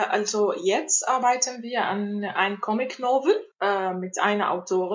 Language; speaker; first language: German; non-native, learner; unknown